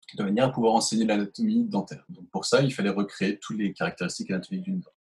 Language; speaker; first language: French; native; French